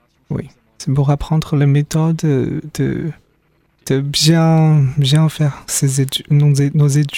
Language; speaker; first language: French; non-native, fluent; Chinese